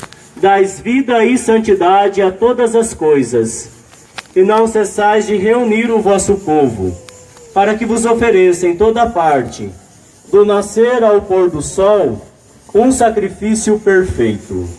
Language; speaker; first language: Portuguese; native; Portuguese